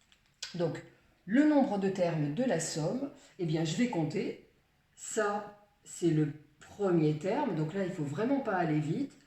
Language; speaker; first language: French; native; French